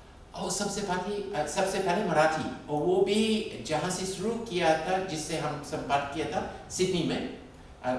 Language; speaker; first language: Hindi; non-native, fluent; English